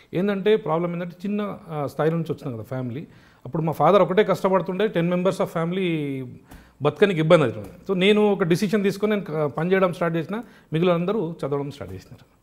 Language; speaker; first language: Telugu; non-native, local second language; Urdu